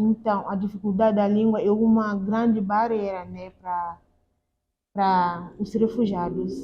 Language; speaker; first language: Portuguese; non-native, learner; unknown